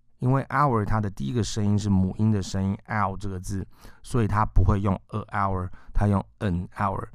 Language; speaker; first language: Chinese; native; Chinese